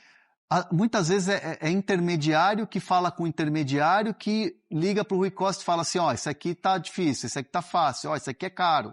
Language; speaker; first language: Portuguese; native; Portuguese